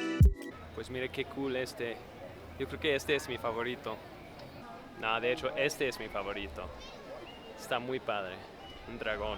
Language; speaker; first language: Spanish; non-native, fluent; English